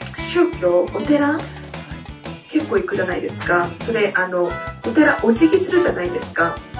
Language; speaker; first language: Japanese; non-native, fluent; Korean